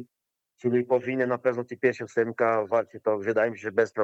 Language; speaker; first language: Polish; non-native, learner; Portuguese